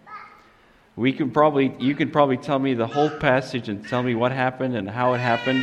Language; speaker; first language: English; non-native, local second language; Afrikaans